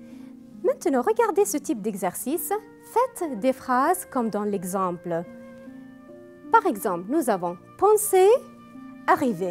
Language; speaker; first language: French; non-native, fluent; Arabic